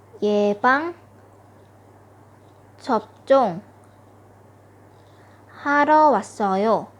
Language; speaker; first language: Korean; non-native, fluent; Thai